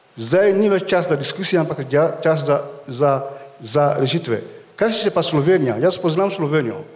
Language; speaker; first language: Slovenian; non-native, fluent; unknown